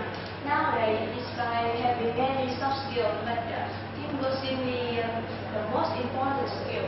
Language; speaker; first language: English; non-native, learner; Vietnamese